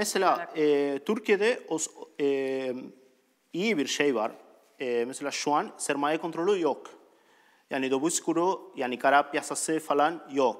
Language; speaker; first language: Turkish; non-native, learner; Spanish